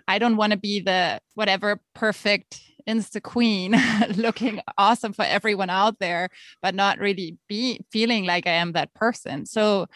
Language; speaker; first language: English; non-native, fluent; German